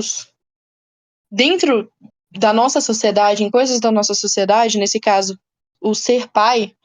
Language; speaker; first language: Portuguese; native; Portuguese